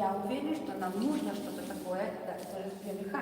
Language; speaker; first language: Russian; non-native, fluent; Italian